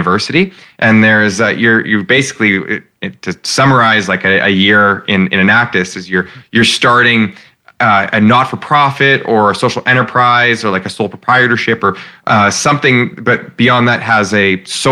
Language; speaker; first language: English; native; English